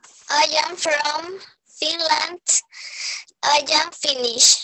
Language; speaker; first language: English; non-native, learner; Spanish